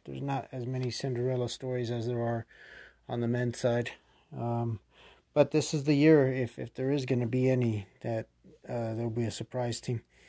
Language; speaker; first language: English; native; English